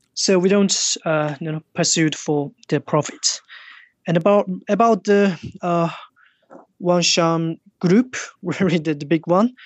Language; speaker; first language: English; non-native, fluent; Chinese